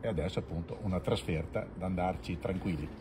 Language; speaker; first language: Italian; native; Italian